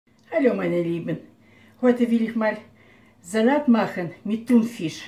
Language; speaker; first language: German; non-native, fluent; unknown